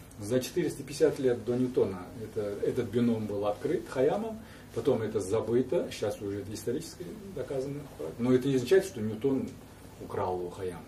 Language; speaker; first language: Russian; non-native, local second language; Kazakh